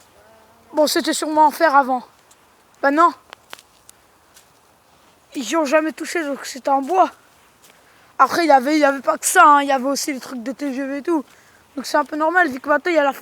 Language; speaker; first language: French; native; French